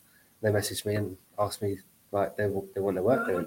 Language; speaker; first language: English; native; English